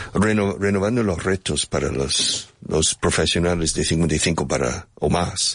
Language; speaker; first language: Spanish; non-native, fluent; English